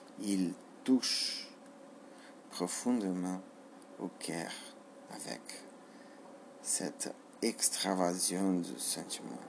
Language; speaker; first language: French; non-native, learner; Portuguese